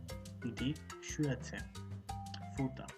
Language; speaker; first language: German; non-native, fluent; Macedonian